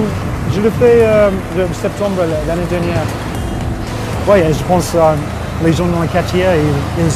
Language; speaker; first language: French; non-native, fluent; English